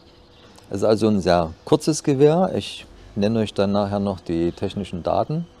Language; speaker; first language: German; native; German